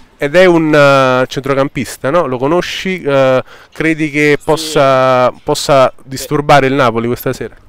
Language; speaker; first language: Italian; native; Italian